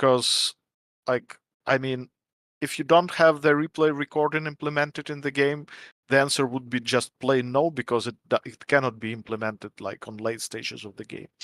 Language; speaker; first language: English; non-native, fluent; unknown